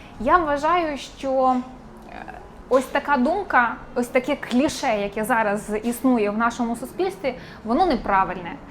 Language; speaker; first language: Ukrainian; native; Ukrainian